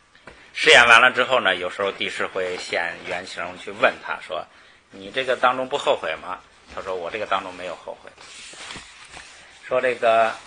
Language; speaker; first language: Chinese; native; Chinese